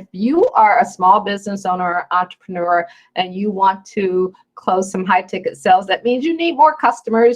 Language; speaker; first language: English; native; English